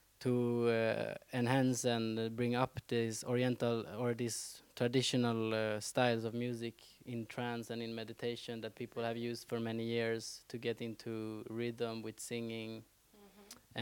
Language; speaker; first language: English; non-native, fluent; Persian